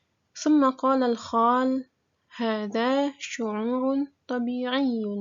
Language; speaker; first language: Arabic; non-native, fluent; Indonesian